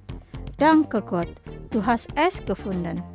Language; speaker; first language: German; non-native, learner; Indonesian